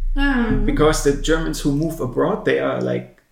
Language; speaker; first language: English; non-native, fluent; German